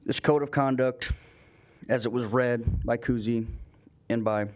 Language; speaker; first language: English; native; English